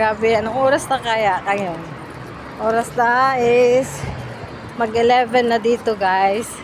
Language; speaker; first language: Filipino; native; Filipino